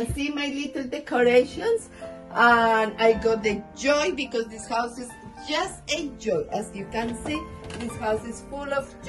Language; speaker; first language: English; non-native, learner; Spanish